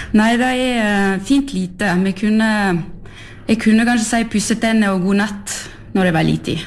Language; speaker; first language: Norwegian; non-native, fluent; French